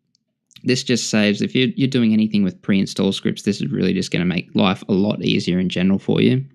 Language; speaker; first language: English; native; English